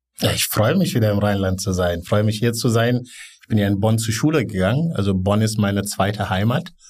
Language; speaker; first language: German; non-native, fluent; Wolof